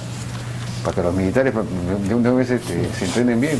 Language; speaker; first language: Spanish; native; Spanish